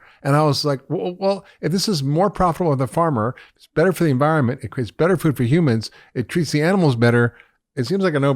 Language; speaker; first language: English; native; English